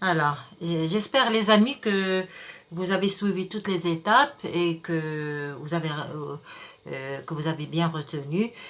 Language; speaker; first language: French; non-native, local second language; Arabic